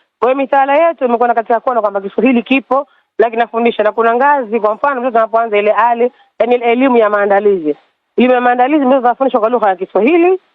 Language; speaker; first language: Swahili; native; Swahili